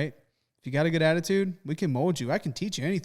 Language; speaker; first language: English; native; English